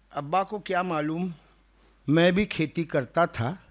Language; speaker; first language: Hindi; non-native, local second language; Marathi